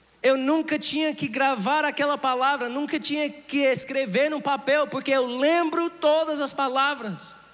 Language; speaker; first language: Portuguese; non-native, fluent; English